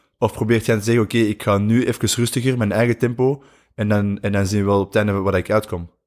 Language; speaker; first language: Dutch; native; Dutch